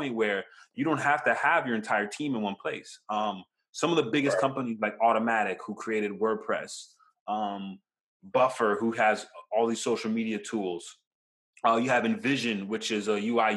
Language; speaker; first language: English; native; English